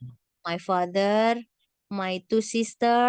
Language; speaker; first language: English; non-native, fluent; Indonesian